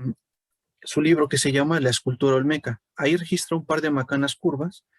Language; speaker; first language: Spanish; native; Spanish